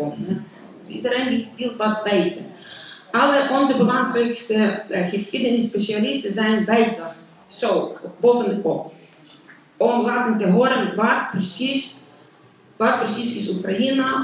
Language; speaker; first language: Dutch; non-native, learner; Ukrainian